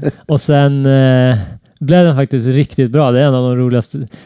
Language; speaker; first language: Swedish; native; Swedish